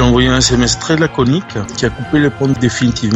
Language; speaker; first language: French; native; French